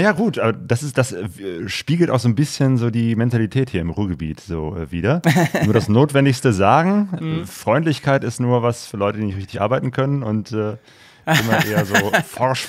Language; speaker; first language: German; native; German